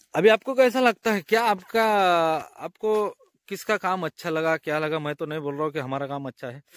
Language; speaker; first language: Hindi; non-native, local second language; Marathi